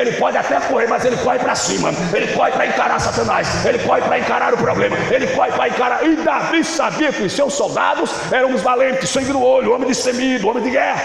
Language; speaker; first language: Portuguese; native; Portuguese